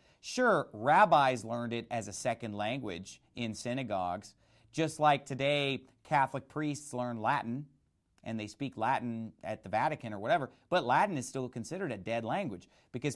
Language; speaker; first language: English; native; English